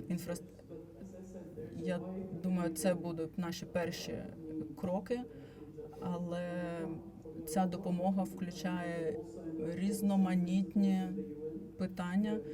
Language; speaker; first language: Ukrainian; non-native, fluent; Latvian